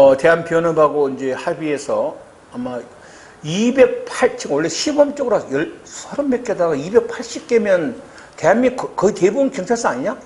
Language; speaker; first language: Korean; native; Korean